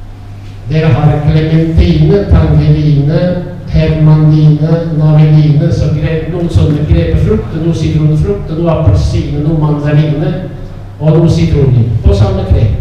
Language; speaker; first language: Norwegian; non-native, fluent; Italian